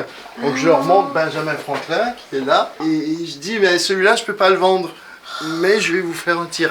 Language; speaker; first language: French; native; French